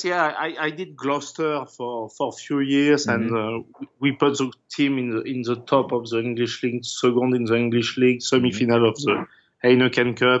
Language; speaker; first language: English; non-native, fluent; French